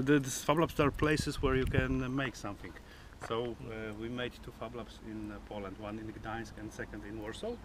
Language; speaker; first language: English; non-native, learner; Polish